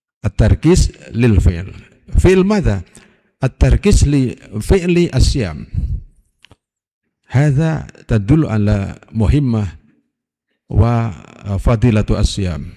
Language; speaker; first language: Arabic; non-native, fluent; Indonesian